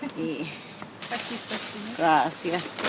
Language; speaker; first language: Spanish; non-native, learner; English